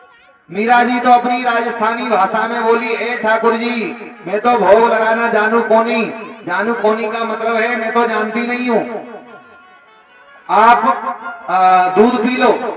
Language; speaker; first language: Hindi; native; Hindi